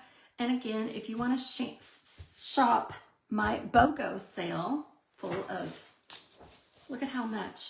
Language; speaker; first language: English; native; English